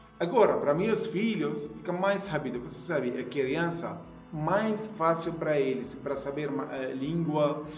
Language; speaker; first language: Portuguese; non-native, learner; Arabic